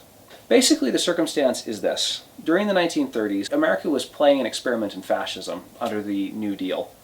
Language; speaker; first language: English; native; English